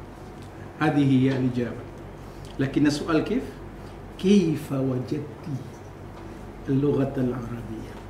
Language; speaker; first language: Arabic; non-native, fluent; Indonesian